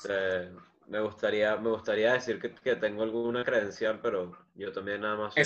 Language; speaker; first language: Spanish; native; Spanish